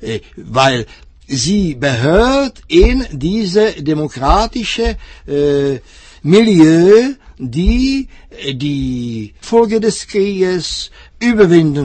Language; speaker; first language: German; non-native, fluent; Czech